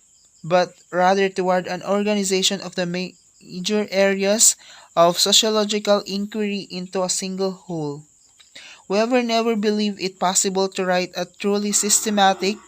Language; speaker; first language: English; non-native, local second language; Filipino